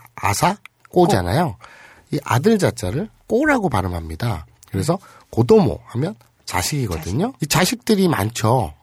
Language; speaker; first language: Korean; native; Korean